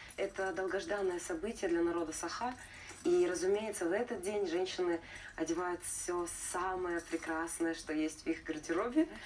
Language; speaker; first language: Russian; native; Russian